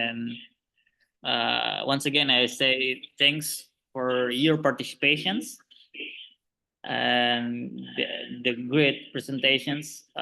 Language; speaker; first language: English; non-native, learner; Indonesian